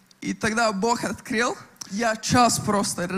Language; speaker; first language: Russian; non-native, local second language; Latvian